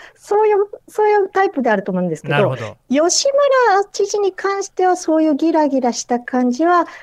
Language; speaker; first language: Japanese; native; Japanese